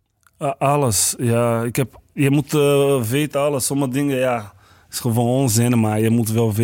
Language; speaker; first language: Dutch; non-native, learner; Portuguese